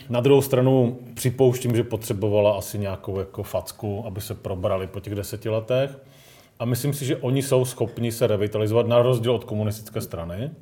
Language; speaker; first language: Czech; early bilingual, other home language; Greek